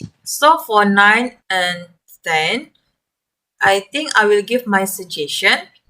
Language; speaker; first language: English; non-native, learner; Malay